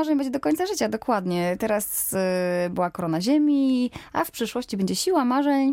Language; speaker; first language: Polish; native; Polish